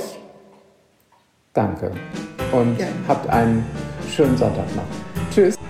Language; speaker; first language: German; native; German